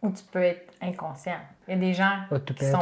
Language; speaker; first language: French; native; French